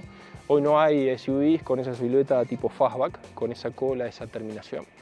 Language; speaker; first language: Spanish; native; Spanish